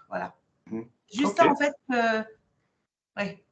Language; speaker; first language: French; native; French